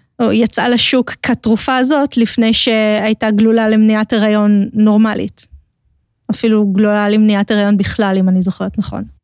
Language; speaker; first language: Hebrew; native; Hebrew